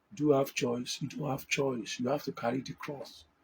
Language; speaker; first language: English; non-native, local second language; Yoruba